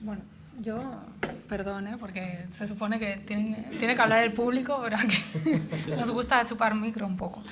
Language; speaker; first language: Spanish; non-native, local second language; Catalan